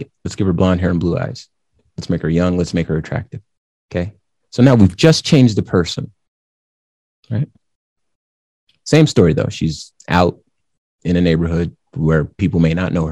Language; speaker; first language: English; native; English